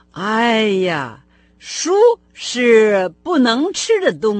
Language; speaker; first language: Chinese; non-native, fluent; Russian